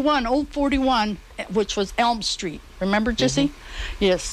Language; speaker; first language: English; native; English